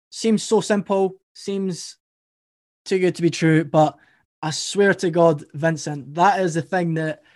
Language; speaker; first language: English; native; English